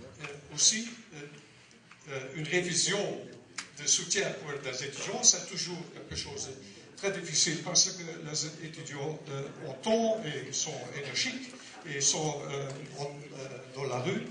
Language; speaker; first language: French; non-native, learner; Dutch